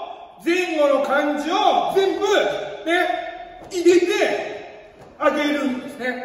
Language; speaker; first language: Japanese; native; Japanese